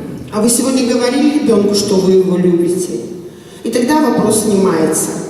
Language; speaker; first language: Russian; native; Russian